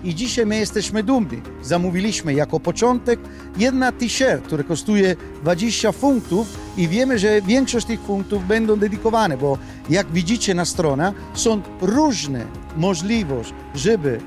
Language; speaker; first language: Polish; non-native, learner; Italian